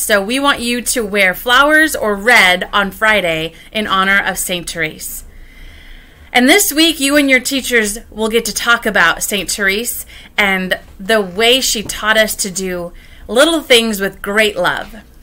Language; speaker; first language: English; native; English